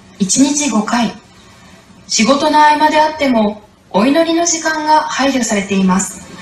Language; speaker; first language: Japanese; native; Japanese